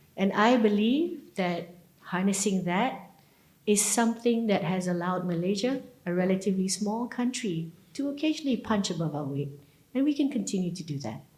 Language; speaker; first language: English; non-native, local second language; Malay